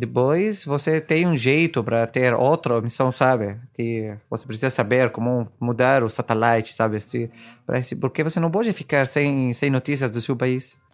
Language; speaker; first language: Portuguese; non-native, fluent; Arabic